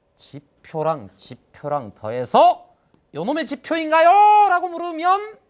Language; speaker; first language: Korean; native; Korean